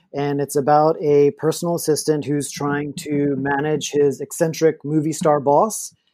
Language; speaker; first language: English; native; English